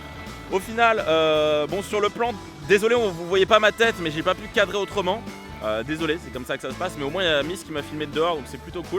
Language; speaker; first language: French; native; French